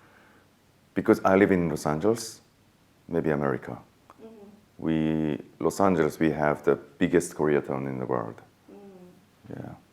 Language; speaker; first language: English; non-native, fluent; Japanese